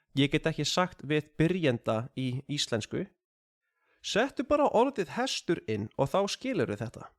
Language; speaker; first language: Icelandic; native; Icelandic